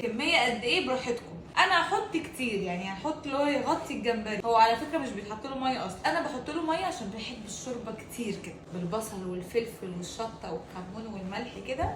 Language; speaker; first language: Arabic; native; Arabic